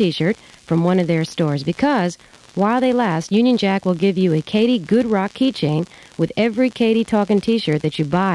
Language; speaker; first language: English; native; English